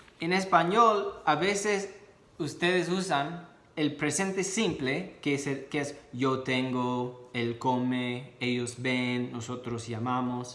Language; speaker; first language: Spanish; non-native, fluent; English